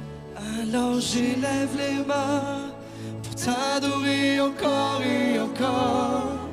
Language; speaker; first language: French; native; French